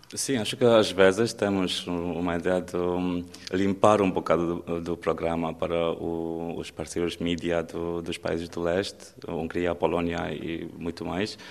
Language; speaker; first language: Portuguese; non-native, fluent; Romanian